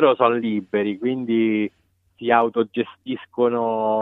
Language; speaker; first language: Italian; native; Italian